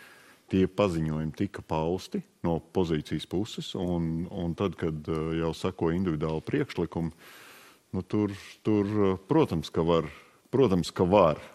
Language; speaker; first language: Latvian; native; Latvian